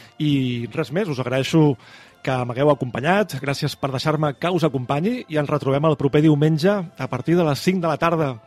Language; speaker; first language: Catalan; native; Catalan